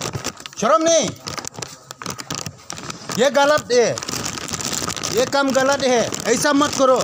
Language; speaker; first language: Hindi; non-native, local second language; Khasi